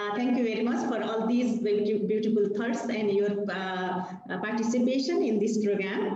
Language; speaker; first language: English; non-native, local second language; Nepali